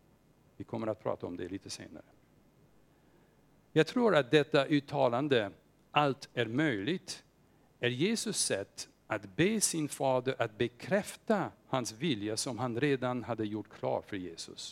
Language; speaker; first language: Swedish; non-native, fluent; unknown